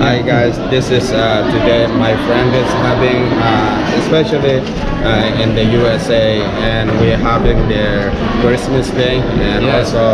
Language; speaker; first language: English; non-native, learner; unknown